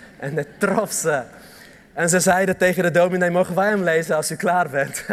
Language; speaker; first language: Dutch; early bilingual, other home language; Armenian